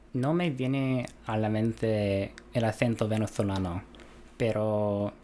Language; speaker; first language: Spanish; non-native, fluent; English